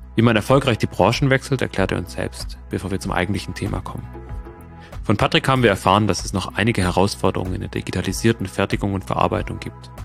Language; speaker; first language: German; native; German